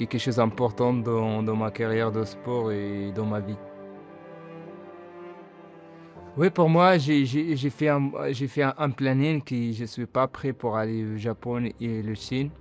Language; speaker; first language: French; non-native, local second language; Arabic